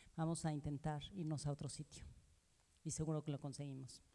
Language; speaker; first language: Spanish; native; Spanish